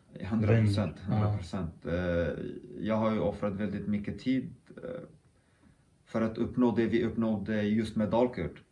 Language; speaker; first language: Swedish; early bilingual, other home language; Kurdish